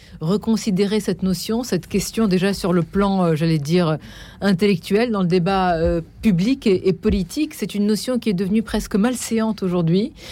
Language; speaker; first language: French; non-native, local second language; Arabic